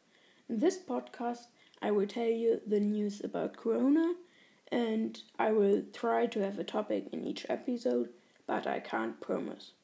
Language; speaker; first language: English; non-native, fluent; German